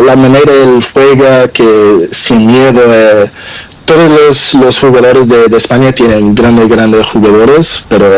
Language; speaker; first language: Spanish; non-native, learner; Portuguese